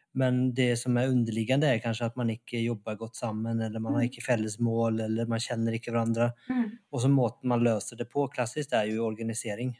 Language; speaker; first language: Norwegian; non-native, fluent; Swedish